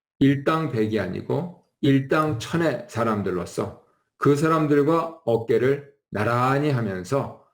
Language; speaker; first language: Korean; native; Korean